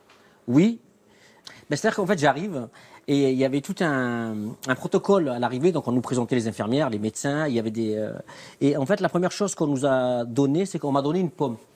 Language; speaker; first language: French; native; French